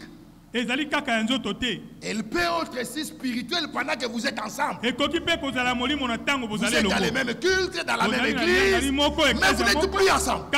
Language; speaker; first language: French; non-native, local second language; Lingala